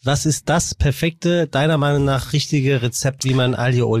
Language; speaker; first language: German; native; German